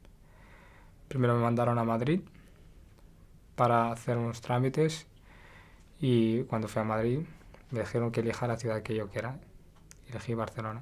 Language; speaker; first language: Spanish; non-native, local second language; Arabic